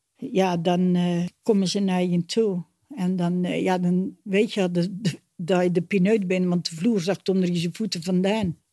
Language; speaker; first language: Dutch; native; Dutch